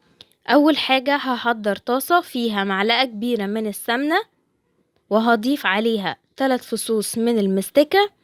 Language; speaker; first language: Arabic; native; Arabic